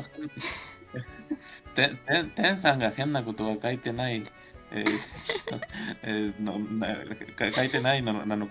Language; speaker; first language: Japanese; non-native, learner; Spanish